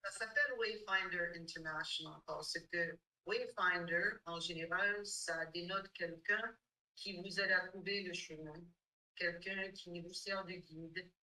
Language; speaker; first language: French; non-native, fluent; English